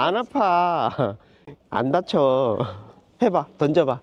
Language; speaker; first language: Korean; native; Korean